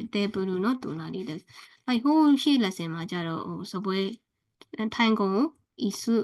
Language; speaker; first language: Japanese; non-native, fluent; Burmese